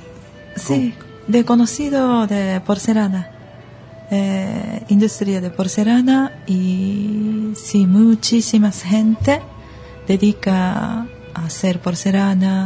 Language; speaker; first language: Spanish; early bilingual, other home language; Japanese